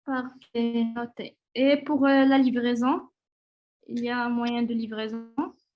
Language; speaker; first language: French; non-native, learner; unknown